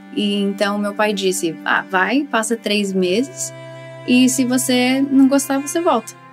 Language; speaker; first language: Portuguese; early bilingual, heritage; Portuguese